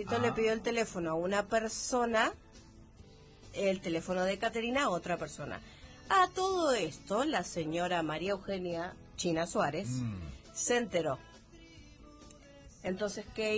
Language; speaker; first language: Spanish; native; Spanish